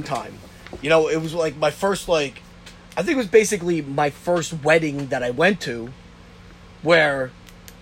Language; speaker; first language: English; native; English